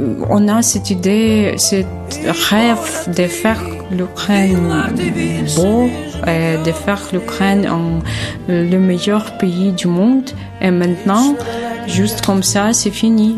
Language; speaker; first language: French; non-native, fluent; Ukrainian